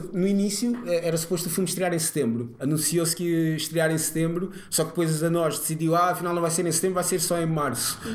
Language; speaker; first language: Portuguese; early bilingual, other home language; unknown